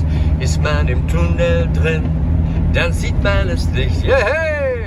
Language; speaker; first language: German; non-native, fluent; English